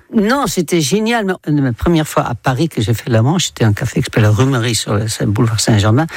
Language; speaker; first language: French; non-native, fluent; Dutch